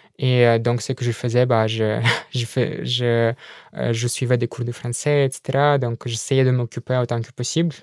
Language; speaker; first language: French; non-native, fluent; Russian